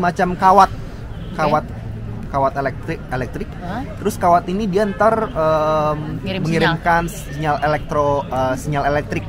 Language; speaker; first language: Indonesian; native; Indonesian